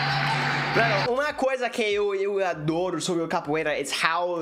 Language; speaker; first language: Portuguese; non-native, learner; English